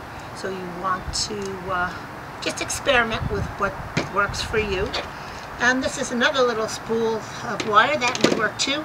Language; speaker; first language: English; native; English